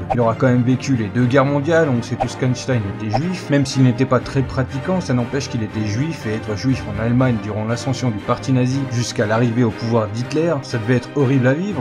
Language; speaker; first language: French; native; French